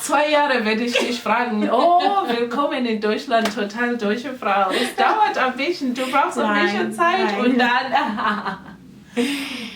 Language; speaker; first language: German; non-native, fluent; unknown